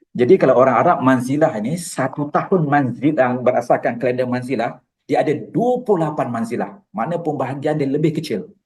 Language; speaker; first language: Malay; native; Malay